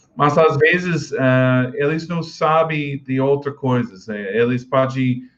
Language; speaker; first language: Portuguese; non-native, learner; English